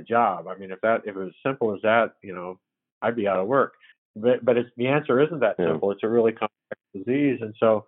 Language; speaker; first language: English; native; English